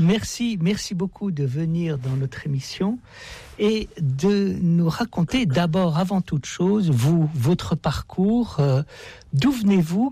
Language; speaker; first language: French; native; French